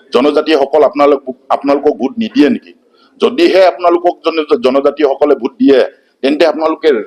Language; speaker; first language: Assamese; non-native, local second language; Mising